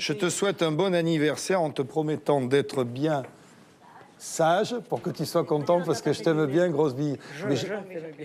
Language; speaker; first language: French; native; French